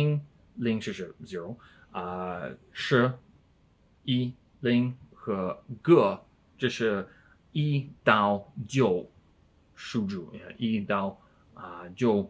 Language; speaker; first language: Chinese; non-native, learner; English